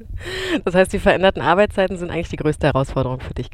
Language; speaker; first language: German; native; German